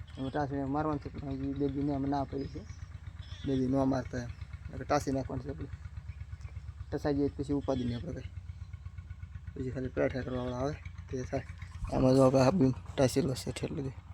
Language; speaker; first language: Gujarati; native; Gujarati